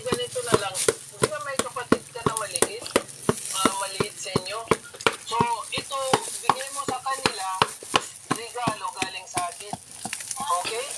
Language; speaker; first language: Filipino; non-native, learner; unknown